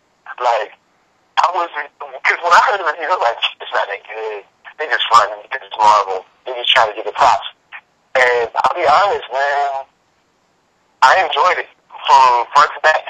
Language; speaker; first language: English; native; English